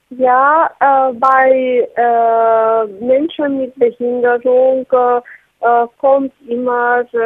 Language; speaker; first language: German; non-native, learner; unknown